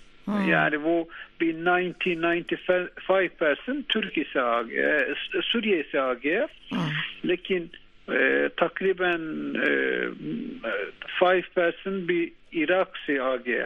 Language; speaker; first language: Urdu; non-native, learner; Turkish